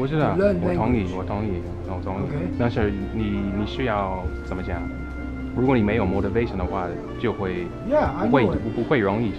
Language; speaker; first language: Chinese; non-native, fluent; English